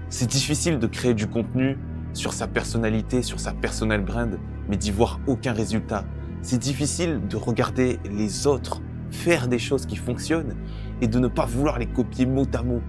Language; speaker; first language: French; native; French